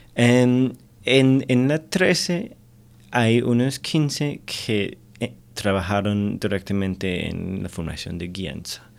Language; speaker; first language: Spanish; non-native, fluent; English